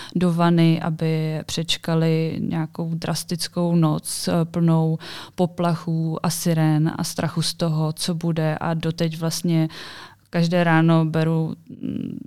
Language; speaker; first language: Czech; native; Czech